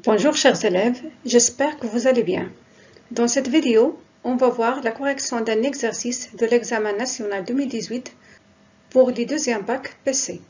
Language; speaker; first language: French; non-native, local second language; Arabic